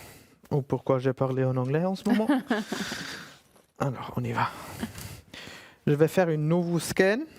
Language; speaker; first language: French; non-native, fluent; German